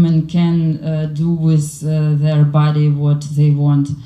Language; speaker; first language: English; non-native, learner; Ukrainian